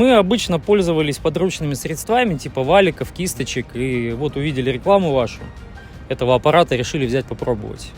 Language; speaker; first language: Russian; native; Russian